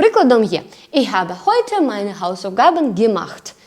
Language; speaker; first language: German; non-native, learner; Ukrainian